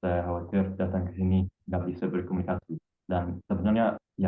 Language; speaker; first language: Indonesian; non-native, fluent; English